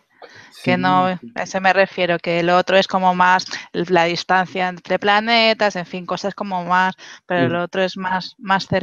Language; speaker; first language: Spanish; native; Spanish